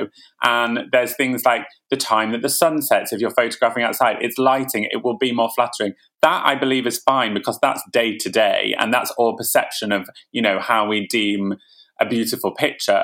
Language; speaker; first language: English; native; English